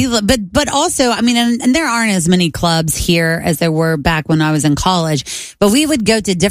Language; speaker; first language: English; native; English